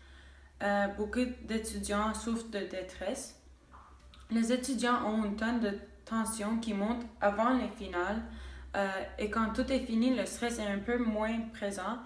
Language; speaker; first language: French; non-native, local second language; English